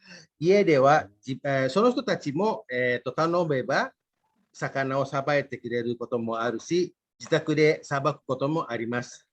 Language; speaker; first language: Japanese; non-native, fluent; Indonesian